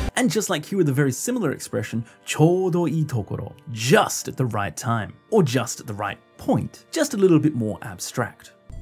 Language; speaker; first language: English; native; English